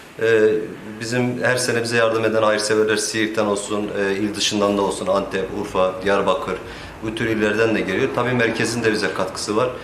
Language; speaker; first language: Turkish; native; Turkish